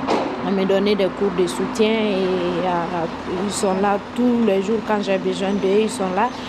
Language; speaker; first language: French; non-native, local second language; Mandingo